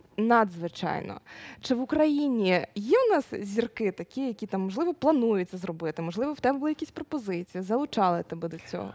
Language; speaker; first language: Ukrainian; native; Ukrainian